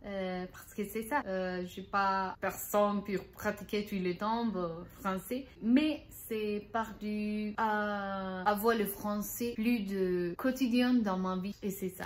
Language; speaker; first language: French; non-native, learner; Spanish